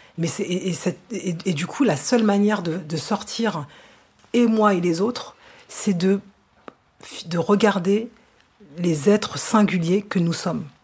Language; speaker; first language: French; native; French